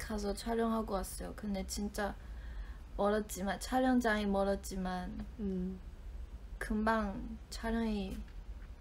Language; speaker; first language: Korean; non-native, fluent; Chinese